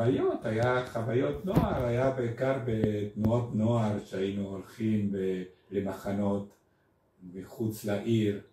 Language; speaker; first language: Hebrew; non-native, fluent; Spanish